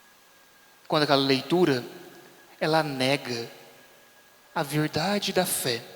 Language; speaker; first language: Portuguese; native; Portuguese